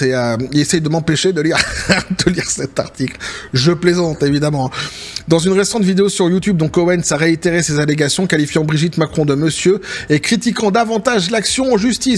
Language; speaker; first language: French; native; French